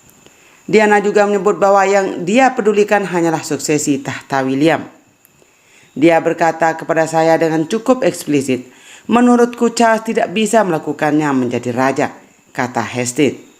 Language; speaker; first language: Indonesian; native; Indonesian